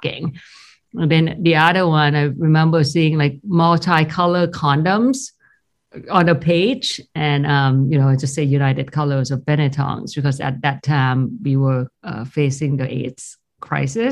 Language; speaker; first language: English; non-native, fluent; Thai